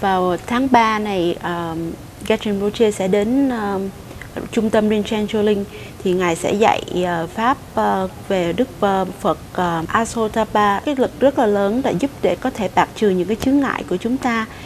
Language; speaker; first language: Vietnamese; native; Vietnamese